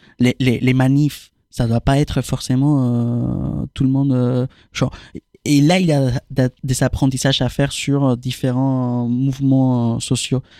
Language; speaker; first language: French; non-native, fluent; Spanish